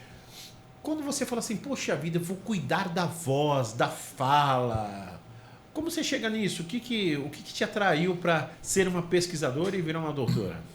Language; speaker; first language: Portuguese; native; Portuguese